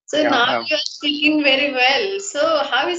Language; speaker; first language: English; non-native, learner; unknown